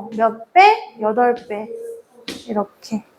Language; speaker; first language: Korean; native; Korean